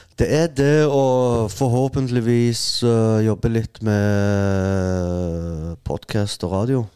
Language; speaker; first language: Norwegian; non-native, fluent; Arabic